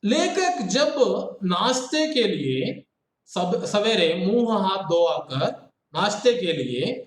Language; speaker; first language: Hindi; non-native, local second language; Kannada